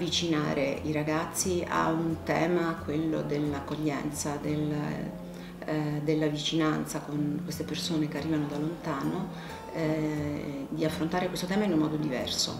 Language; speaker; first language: Italian; native; Italian